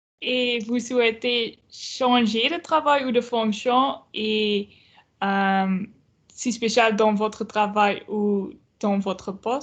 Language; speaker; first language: French; non-native, local second language; Dutch